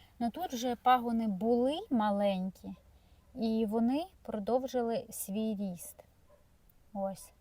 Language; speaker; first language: Ukrainian; non-native, local second language; Russian